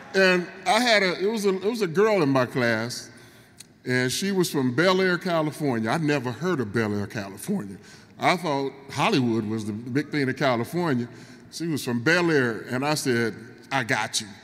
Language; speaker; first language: English; native; English